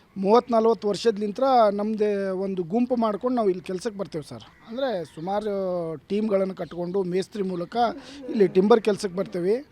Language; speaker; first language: Kannada; non-native, local second language; Lambadi